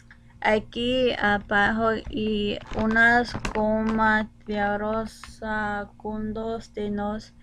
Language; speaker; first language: Spanish; non-native, learner; English